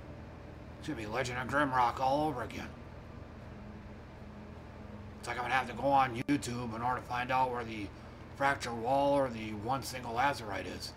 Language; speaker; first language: English; native; English